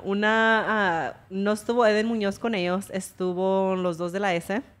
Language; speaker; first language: Spanish; early bilingual, heritage; Spanish